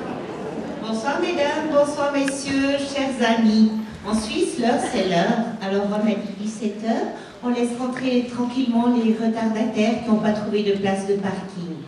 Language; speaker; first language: French; native; French